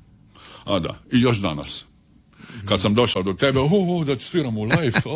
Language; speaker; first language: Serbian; early bilingual, heritage; Serbian